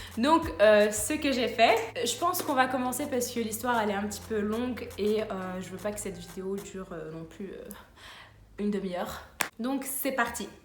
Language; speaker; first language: French; early bilingual, other home language; Arabic